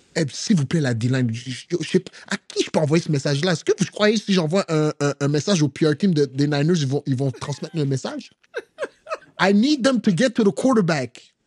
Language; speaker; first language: French; native; French